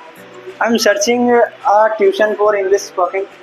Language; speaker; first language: English; non-native, learner; Hindi